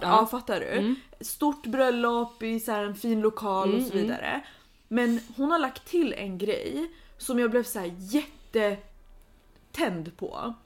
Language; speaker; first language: Swedish; native; Swedish